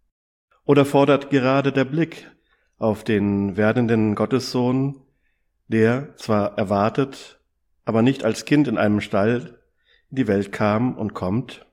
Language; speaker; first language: German; native; German